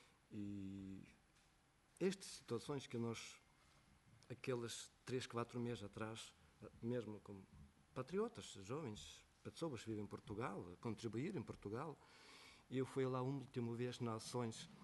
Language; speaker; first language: Portuguese; non-native, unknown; Ukrainian